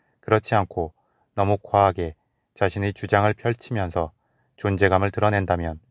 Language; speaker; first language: Korean; native; Korean